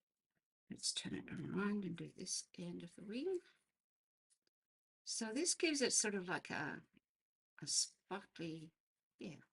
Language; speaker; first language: English; native; English